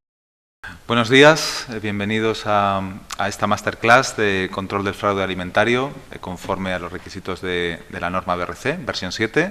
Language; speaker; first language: Spanish; native; Spanish